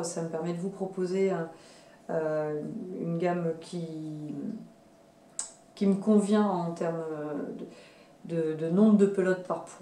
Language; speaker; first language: French; native; French